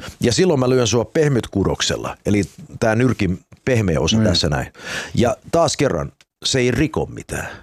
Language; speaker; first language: Finnish; early bilingual, heritage; Finnish